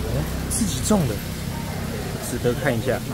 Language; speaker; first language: Chinese; native; Chinese